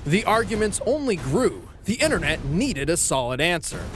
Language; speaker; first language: English; native; English